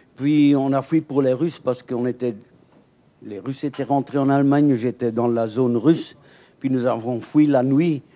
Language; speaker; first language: French; native; French